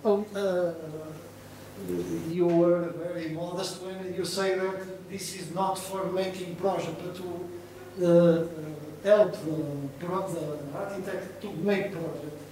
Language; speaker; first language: English; non-native, learner; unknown